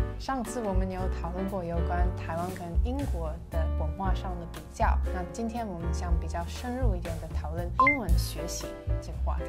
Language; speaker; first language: Chinese; non-native, fluent; English